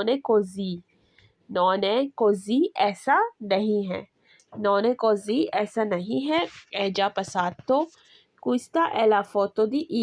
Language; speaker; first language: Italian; non-native, fluent; Urdu